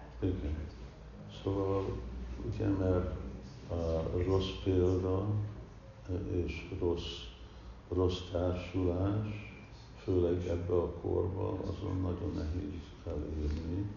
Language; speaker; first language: Hungarian; early bilingual, heritage; Hungarian